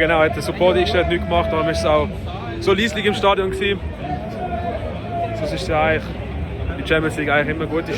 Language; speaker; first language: German; native; German